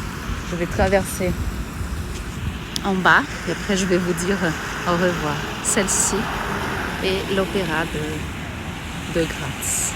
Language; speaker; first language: French; non-native, fluent; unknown